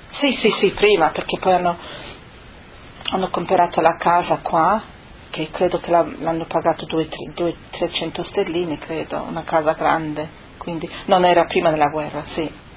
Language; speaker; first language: Italian; early bilingual, other home language; Friulian